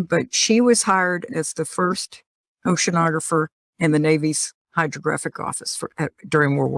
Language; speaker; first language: English; native; English